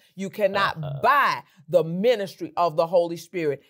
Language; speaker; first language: English; native; English